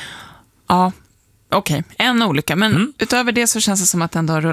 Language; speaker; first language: Swedish; native; Swedish